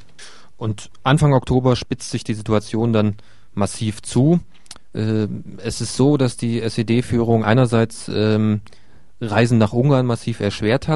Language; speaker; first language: German; native; German